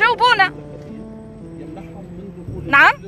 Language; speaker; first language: Arabic; native; Arabic